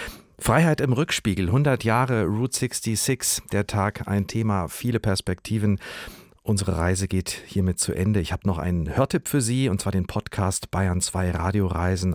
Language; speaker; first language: German; native; German